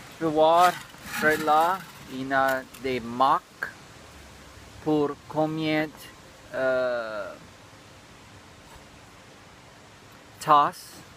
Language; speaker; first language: French; early bilingual, heritage; French